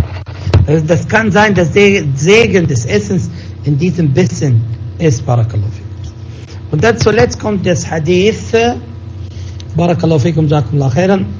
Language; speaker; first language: German; non-native, fluent; Arabic